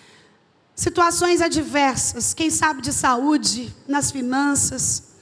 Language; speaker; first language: Portuguese; native; Portuguese